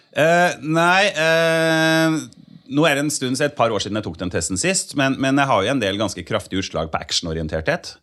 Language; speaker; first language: Norwegian; native; Norwegian